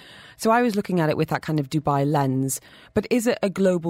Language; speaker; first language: English; native; English